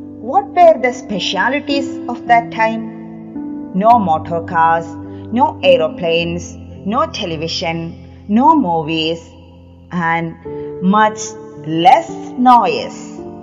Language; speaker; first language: English; non-native, local second language; Malayalam